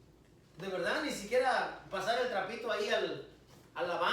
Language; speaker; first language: Spanish; native; Spanish